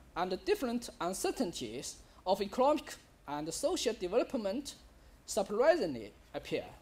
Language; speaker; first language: English; non-native, learner; Chinese